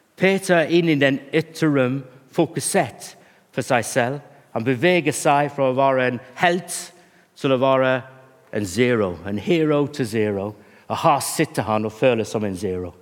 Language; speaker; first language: Norwegian; non-native, fluent; English